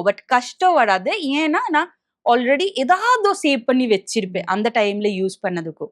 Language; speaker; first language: Tamil; non-native, local second language; Bangla